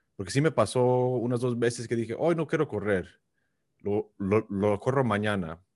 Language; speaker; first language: Spanish; early bilingual, heritage; Spanish